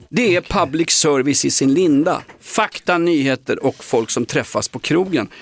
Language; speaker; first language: Swedish; native; Swedish